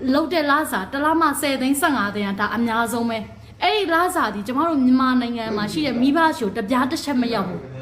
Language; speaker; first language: Burmese; native; Burmese